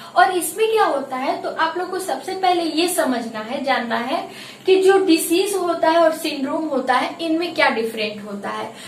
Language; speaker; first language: Hindi; native; Hindi